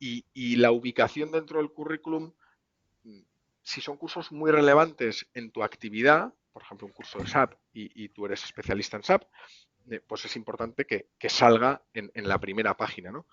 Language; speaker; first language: Spanish; native; Spanish